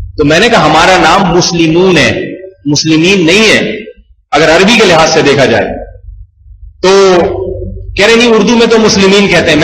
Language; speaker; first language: Urdu; native; Urdu